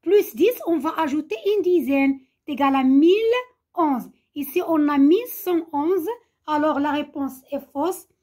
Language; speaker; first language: French; non-native, local second language; Arabic